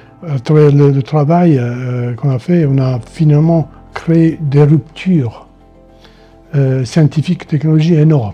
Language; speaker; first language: French; non-native, fluent; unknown